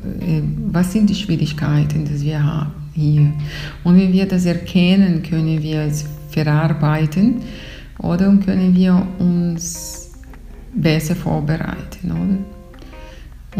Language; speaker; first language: German; non-native, fluent; Portuguese